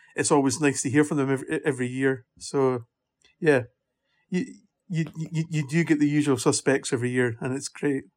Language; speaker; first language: English; native; English